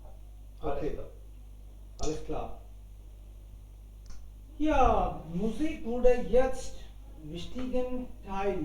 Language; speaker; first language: German; non-native, fluent; Hindi